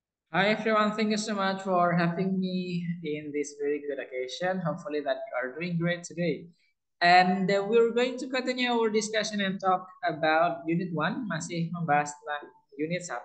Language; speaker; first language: English; non-native, fluent; Indonesian